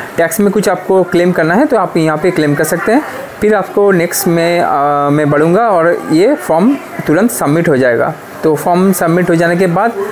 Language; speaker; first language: Hindi; non-native, local second language; Bangla